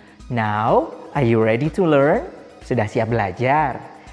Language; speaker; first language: English; non-native, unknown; Indonesian